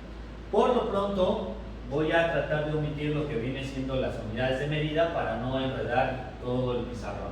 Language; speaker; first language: Spanish; native; Spanish